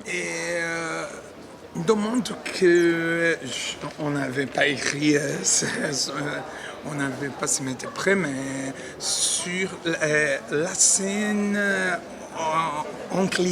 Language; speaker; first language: French; non-native, learner; Portuguese